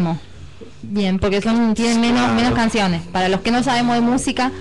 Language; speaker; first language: Spanish; native; Spanish